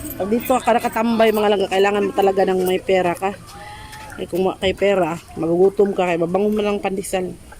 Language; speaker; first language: Filipino; native; Filipino